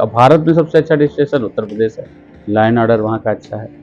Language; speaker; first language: Hindi; native; Hindi